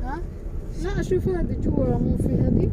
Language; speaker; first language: Arabic; non-native, fluent; Malay